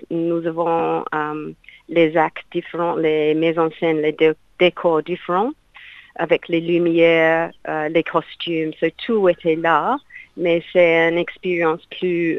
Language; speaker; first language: French; non-native, learner; English